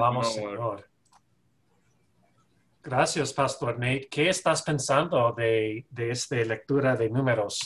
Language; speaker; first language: Spanish; non-native, fluent; English